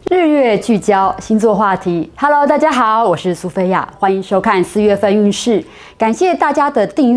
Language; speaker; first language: Chinese; native; Chinese